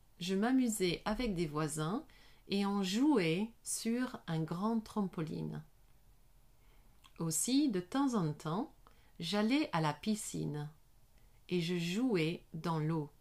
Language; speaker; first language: French; non-native, learner; English